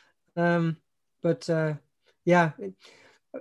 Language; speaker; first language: English; native; English